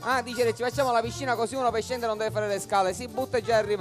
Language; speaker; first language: Italian; native; Italian